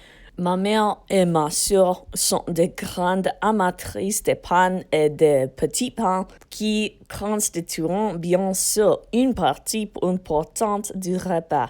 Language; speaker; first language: French; non-native, learner; English